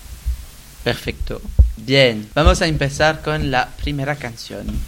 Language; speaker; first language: Spanish; non-native, learner; French